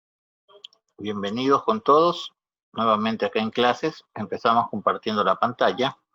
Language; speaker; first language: Spanish; native; Spanish